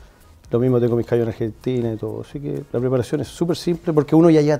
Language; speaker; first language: Spanish; native; Spanish